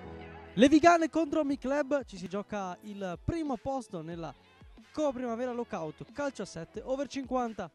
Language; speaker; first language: Italian; native; Italian